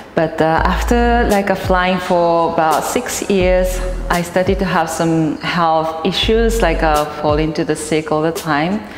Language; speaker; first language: English; non-native, fluent; Japanese